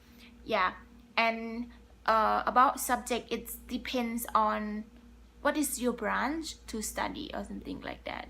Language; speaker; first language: English; non-native, learner; Thai